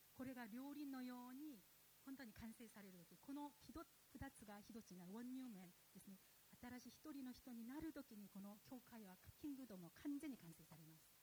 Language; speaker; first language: Japanese; non-native, fluent; Korean